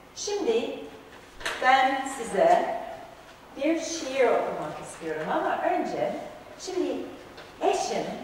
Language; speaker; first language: Turkish; non-native, fluent; English